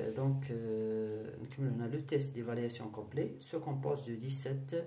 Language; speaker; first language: French; non-native, local second language; Arabic